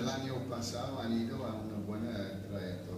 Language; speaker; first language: Spanish; non-native, fluent; English